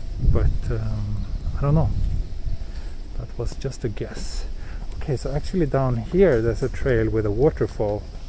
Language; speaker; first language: English; non-native, fluent; Swedish